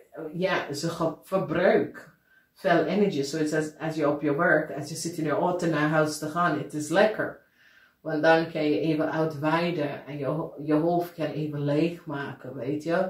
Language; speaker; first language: Dutch; non-native, fluent; English